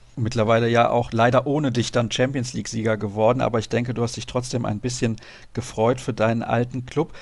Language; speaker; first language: German; native; German